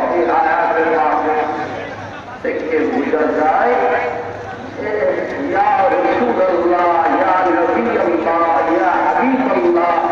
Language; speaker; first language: Bangla; native; Bangla